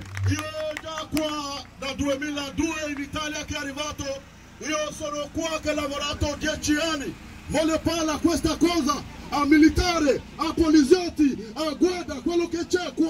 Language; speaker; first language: Italian; non-native, learner; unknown